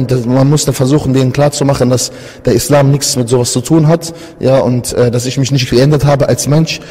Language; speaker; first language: German; early bilingual, other home language; Italian